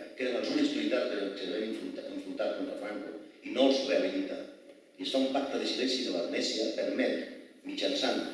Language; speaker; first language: Catalan; non-native, local second language; Spanish